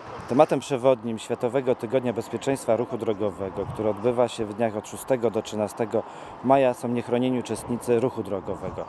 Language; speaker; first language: Polish; native; Polish